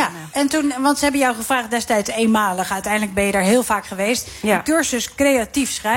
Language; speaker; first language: Dutch; native; Dutch